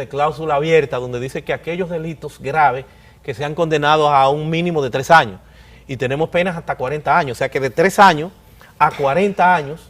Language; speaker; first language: Spanish; native; Spanish